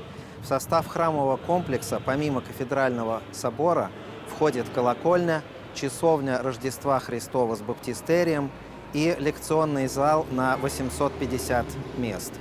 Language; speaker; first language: Russian; native; Russian